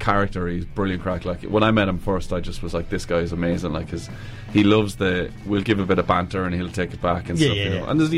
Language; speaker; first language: English; native; English